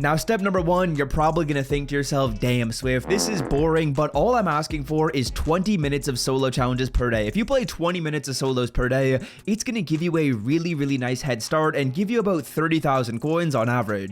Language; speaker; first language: English; native; English